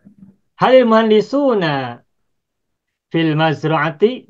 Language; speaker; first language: Arabic; non-native, fluent; Indonesian